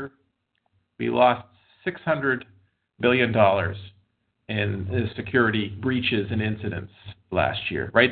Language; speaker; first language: English; native; English